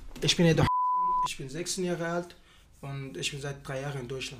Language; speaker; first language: German; non-native, learner; Arabic